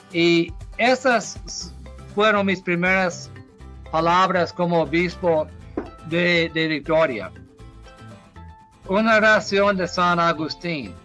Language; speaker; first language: Spanish; non-native, fluent; English